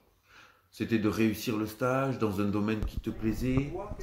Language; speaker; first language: French; native; French